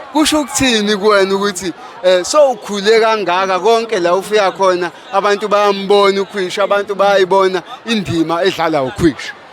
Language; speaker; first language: Zulu; native; Zulu